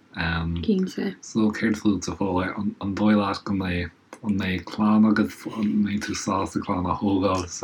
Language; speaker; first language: Irish; non-native, local second language; English